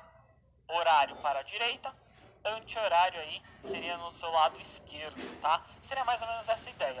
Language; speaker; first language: Portuguese; native; Portuguese